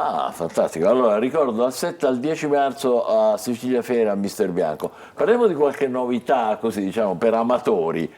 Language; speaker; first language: Italian; native; Italian